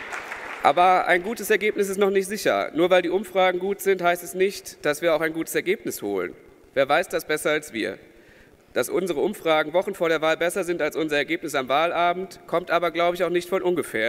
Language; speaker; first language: German; native; German